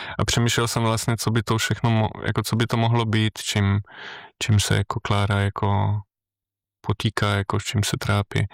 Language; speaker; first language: Czech; non-native, fluent; Slovenian